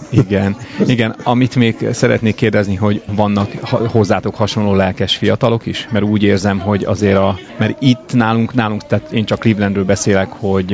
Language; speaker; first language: Hungarian; native; Hungarian